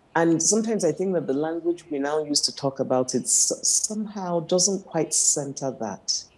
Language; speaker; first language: English; non-native, local second language; Igbo